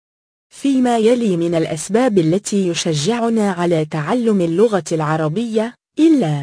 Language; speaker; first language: Arabic; non-native, fluent; Indonesian